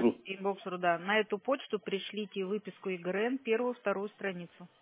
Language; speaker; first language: Russian; native; Russian